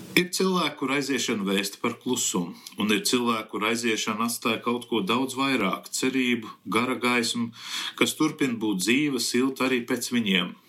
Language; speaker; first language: Latvian; early bilingual, heritage; Latvian